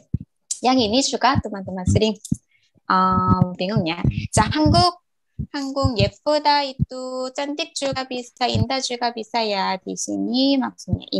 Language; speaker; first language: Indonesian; non-native, learner; Korean